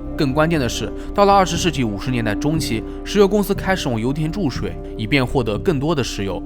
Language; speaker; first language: Chinese; native; Chinese